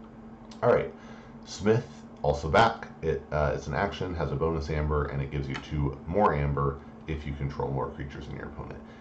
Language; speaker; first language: English; native; English